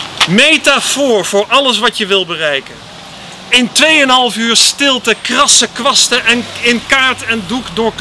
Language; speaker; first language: Dutch; native; Dutch